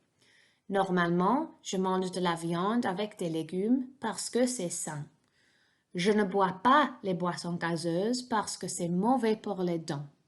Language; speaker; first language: French; non-native, fluent; English